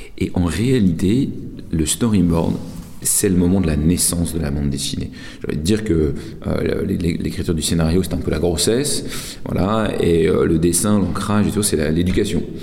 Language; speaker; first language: French; native; French